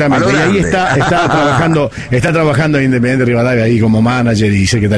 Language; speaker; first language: Spanish; native; Spanish